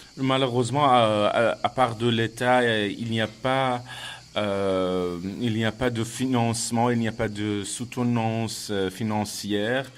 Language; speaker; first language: French; non-native, fluent; Persian